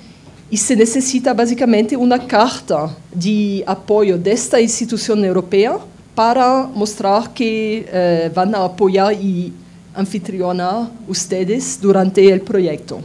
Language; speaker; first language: Spanish; non-native, fluent; French